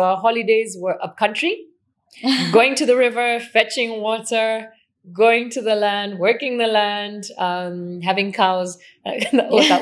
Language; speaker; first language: English; non-native, local second language; Swahili